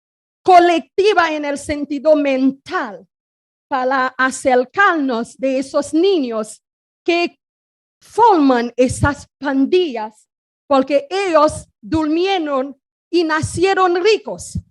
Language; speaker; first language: Spanish; non-native, fluent; Haitian Creole